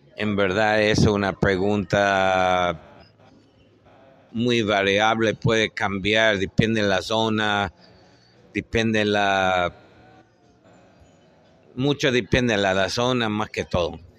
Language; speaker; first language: Spanish; non-native, fluent; English